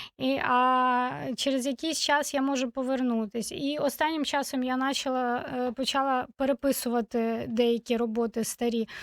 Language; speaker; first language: Ukrainian; non-native, local second language; Russian